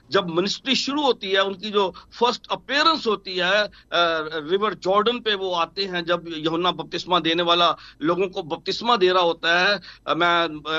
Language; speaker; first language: Urdu; non-native, local second language; Punjabi